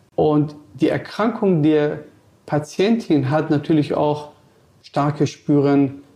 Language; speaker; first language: German; non-native, fluent; Persian